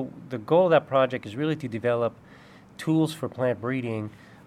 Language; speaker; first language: English; native; English